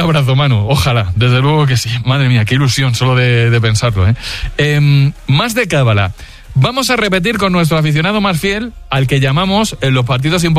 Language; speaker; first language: Spanish; native; Spanish